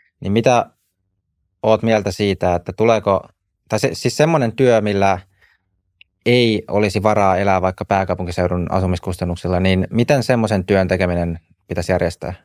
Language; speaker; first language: Finnish; native; Finnish